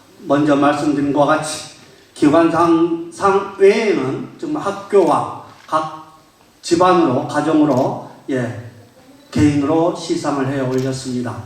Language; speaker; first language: Korean; native; Korean